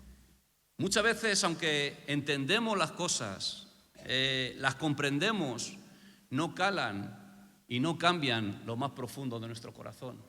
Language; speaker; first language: Spanish; native; Spanish